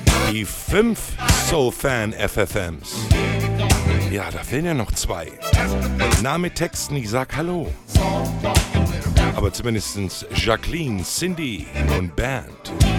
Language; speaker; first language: German; native; German